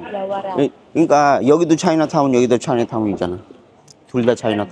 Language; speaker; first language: Korean; native; Korean